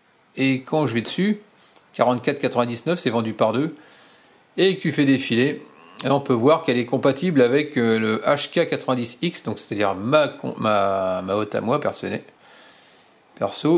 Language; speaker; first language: French; native; French